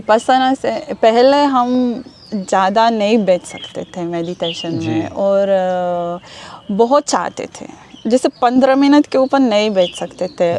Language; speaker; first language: Hindi; non-native, learner; Hebrew